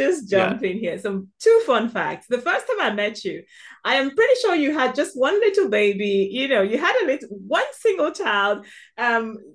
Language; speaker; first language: English; non-native, local second language; Igbo